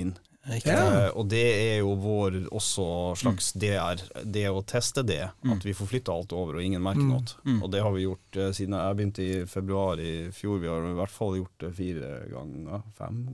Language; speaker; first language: Norwegian; native; Norwegian